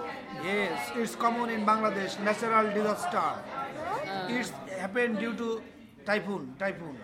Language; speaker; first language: English; non-native, learner; Bangla